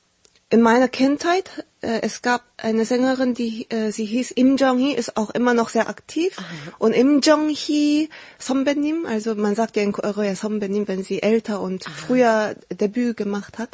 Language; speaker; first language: German; early bilingual, heritage; Korean